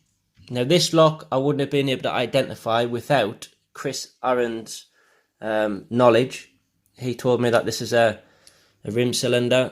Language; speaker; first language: English; native; English